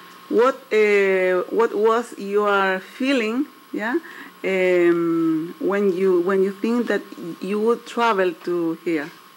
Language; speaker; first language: English; non-native, learner; Spanish